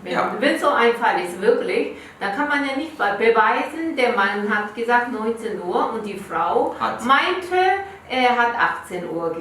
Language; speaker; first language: German; non-native, learner; Korean